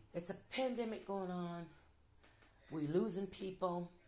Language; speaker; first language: English; native; English